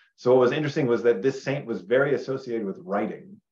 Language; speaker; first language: English; native; English